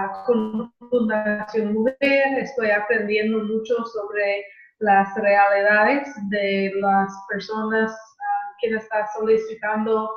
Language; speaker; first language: Spanish; non-native, fluent; English